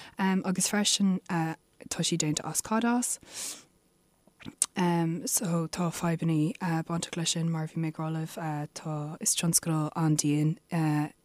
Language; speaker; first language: Irish; non-native, local second language; English